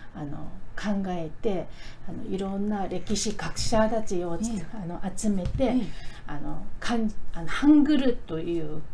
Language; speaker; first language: Japanese; non-native, fluent; Korean